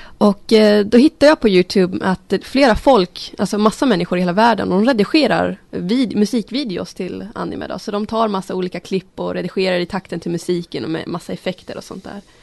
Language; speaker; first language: Swedish; native; Swedish